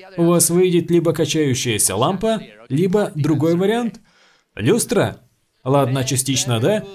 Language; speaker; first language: Russian; non-native, fluent; Swedish